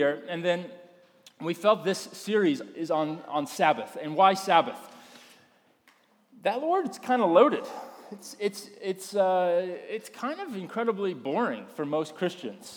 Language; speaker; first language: English; native; English